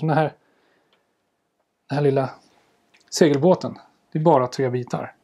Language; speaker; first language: Swedish; native; Swedish